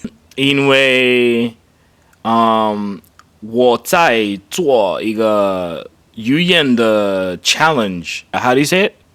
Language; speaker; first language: Chinese; non-native, learner; English